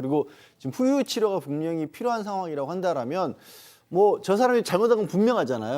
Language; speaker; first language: Korean; native; Korean